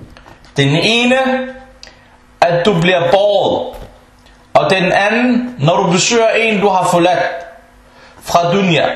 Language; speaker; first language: Danish; early bilingual, other home language; Arabic